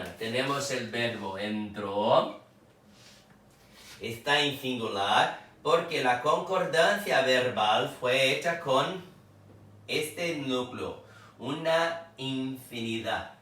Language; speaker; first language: Spanish; non-native, fluent; Portuguese